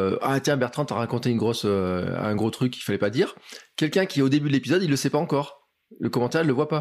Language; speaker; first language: French; native; French